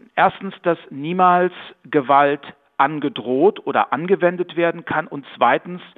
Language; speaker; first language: German; native; German